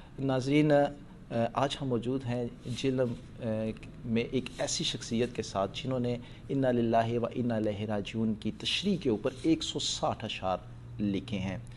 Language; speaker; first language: Urdu; non-native, local second language; Punjabi